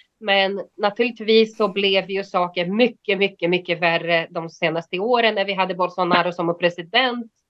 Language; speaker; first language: Swedish; non-native, fluent; Portuguese